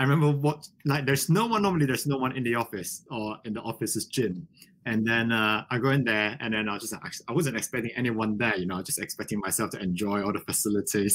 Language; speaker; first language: English; non-native, local second language; Chinese